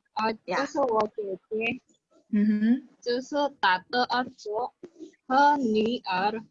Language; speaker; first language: Chinese; non-native, learner; Indonesian